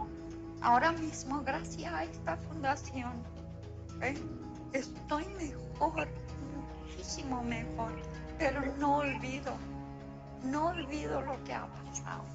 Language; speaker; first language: Spanish; non-native, fluent; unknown